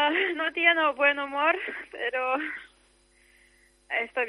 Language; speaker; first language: Spanish; non-native, learner; Ukrainian